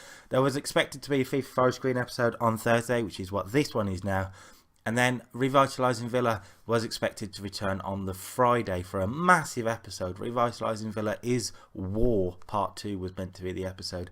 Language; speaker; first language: English; native; English